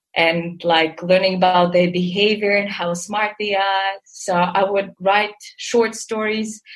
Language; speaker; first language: English; non-native, fluent; Russian